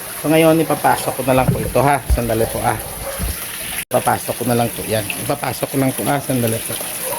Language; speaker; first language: Filipino; non-native, local second language; Hiligaynon